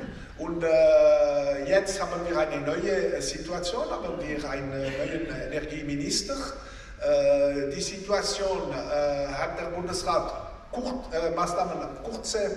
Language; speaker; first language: German; non-native, local second language; French